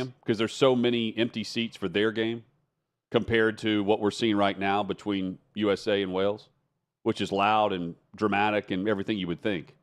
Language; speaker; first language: English; native; English